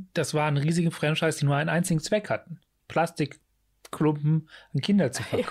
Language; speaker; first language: German; native; German